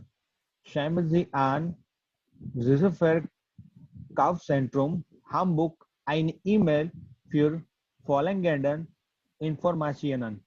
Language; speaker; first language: German; non-native, learner; Gujarati